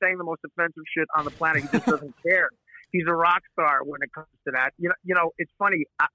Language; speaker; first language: English; native; English